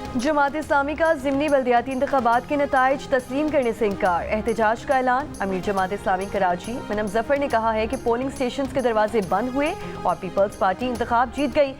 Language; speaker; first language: Urdu; native; Urdu